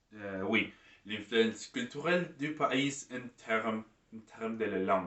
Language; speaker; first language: French; non-native, learner; English